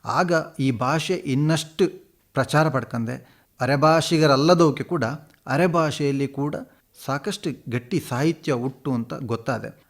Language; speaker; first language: Kannada; native; Kannada